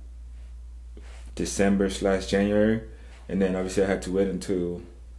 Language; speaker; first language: English; non-native, local second language; Zulu